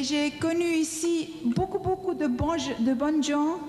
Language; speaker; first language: French; non-native, fluent; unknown